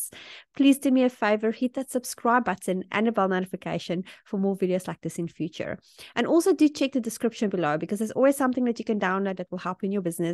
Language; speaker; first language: English; native; English